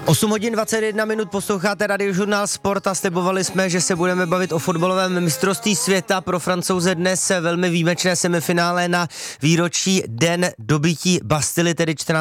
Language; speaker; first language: Czech; native; Czech